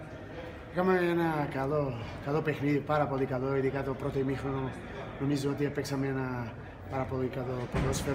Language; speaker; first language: Greek; non-native, fluent; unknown